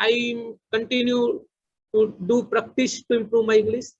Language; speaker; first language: English; non-native, learner; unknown